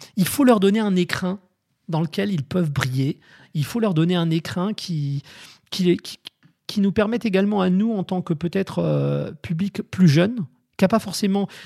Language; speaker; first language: French; native; French